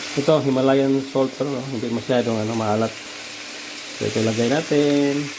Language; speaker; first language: Filipino; non-native, local second language; Cebuano